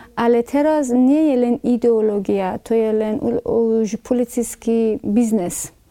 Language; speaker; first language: Slovak; non-native, fluent; Persian